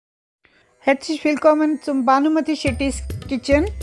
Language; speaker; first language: German; non-native, learner; Tulu